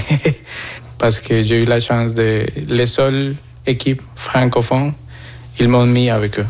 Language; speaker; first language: French; non-native, fluent; Spanish